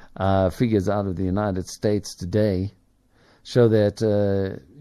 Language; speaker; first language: English; native; English